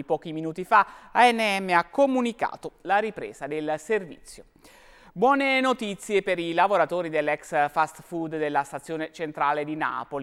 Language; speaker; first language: Italian; native; Italian